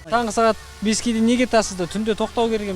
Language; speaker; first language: Kazakh; native; Kazakh